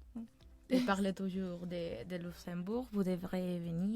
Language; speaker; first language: French; non-native, fluent; Spanish